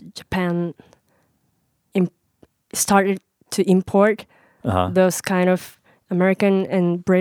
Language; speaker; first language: English; non-native, learner; Japanese